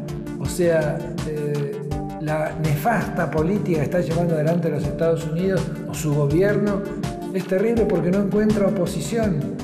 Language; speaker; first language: Spanish; native; Spanish